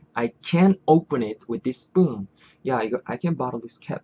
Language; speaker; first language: English; non-native, fluent; Korean